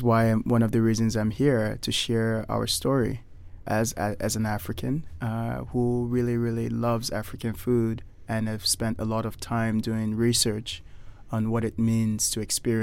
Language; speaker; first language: English; non-native, local second language; Yoruba